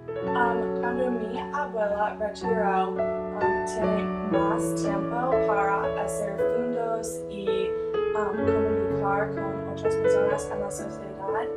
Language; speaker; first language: Spanish; non-native, learner; English